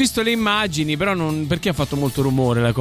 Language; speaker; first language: Italian; native; Italian